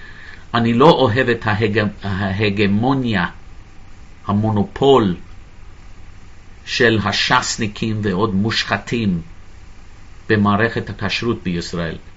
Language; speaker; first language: Hebrew; non-native, fluent; English